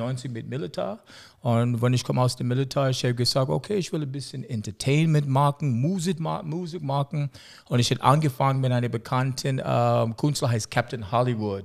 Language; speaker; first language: German; non-native, learner; English